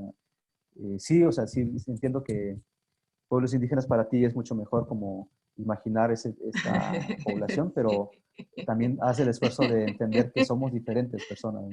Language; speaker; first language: Spanish; non-native, local second language; Zapotec